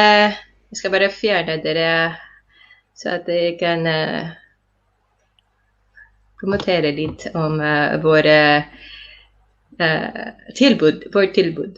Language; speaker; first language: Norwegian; non-native, fluent; Filipino